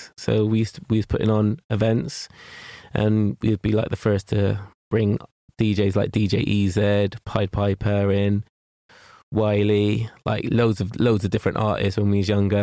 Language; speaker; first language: English; native; English